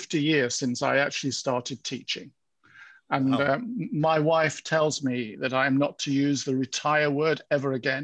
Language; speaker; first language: English; native; English